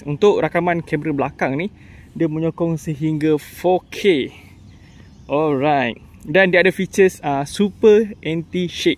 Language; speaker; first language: Malay; native; Malay